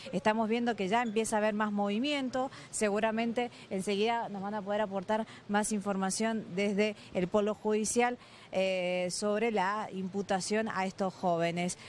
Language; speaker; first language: Spanish; native; Spanish